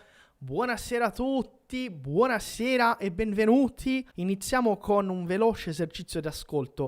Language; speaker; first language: Italian; non-native, fluent; Portuguese